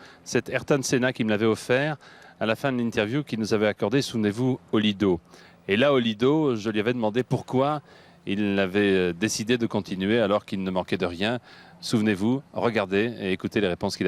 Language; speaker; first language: French; native; French